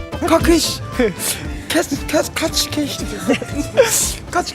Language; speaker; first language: Korean; native; Korean